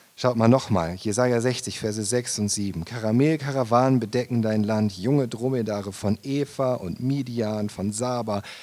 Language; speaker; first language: German; native; German